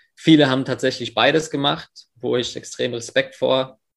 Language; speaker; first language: German; early bilingual, other home language; English